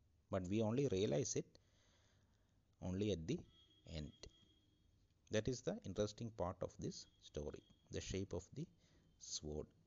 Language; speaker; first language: English; non-native, local second language; Malayalam